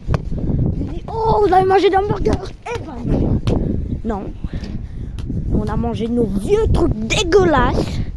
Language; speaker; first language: French; native; French